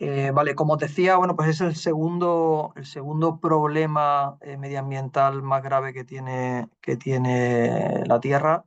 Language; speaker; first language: Spanish; native; Spanish